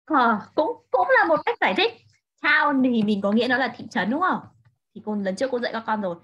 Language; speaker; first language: Vietnamese; native; Vietnamese